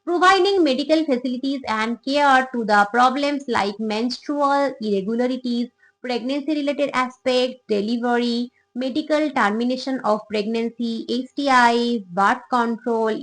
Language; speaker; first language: English; non-native, local second language; Bangla